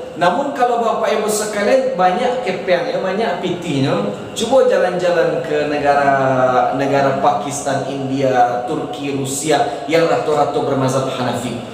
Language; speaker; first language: Malay; non-native, local second language; Minangkabau